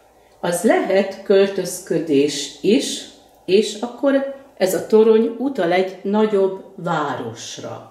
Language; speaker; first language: Hungarian; native; Hungarian